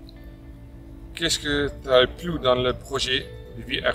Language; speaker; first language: French; non-native, learner; Afrikaans